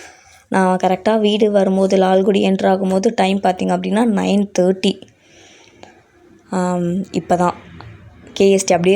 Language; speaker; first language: Tamil; native; Tamil